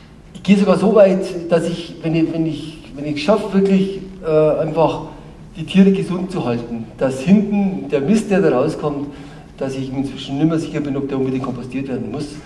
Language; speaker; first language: German; native; German